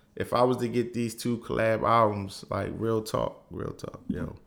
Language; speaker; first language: English; native; English